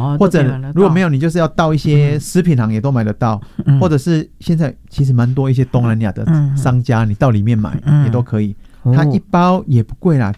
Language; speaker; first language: Chinese; native; Chinese